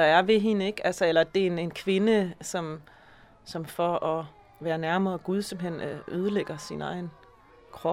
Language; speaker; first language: Danish; native; Danish